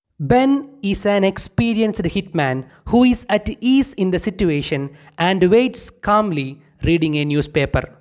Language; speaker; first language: English; non-native, local second language; Malayalam